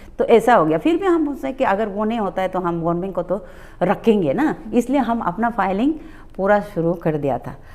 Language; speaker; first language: Hindi; non-native, local second language; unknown